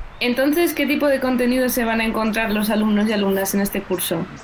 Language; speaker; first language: Spanish; native; Spanish